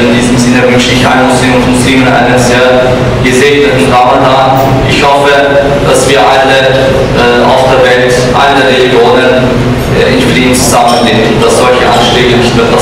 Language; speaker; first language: German; non-native, fluent; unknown